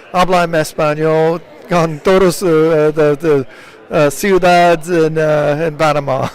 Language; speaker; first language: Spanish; non-native, learner; English